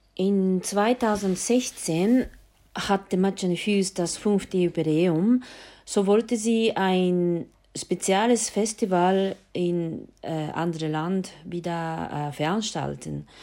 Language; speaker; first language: German; non-native, fluent; Japanese